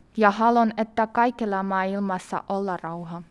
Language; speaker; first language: Finnish; non-native, learner; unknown